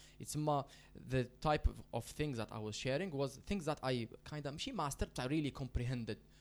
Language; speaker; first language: English; non-native, fluent; Arabic